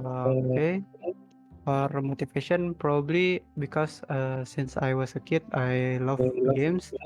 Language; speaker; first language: English; non-native, learner; Indonesian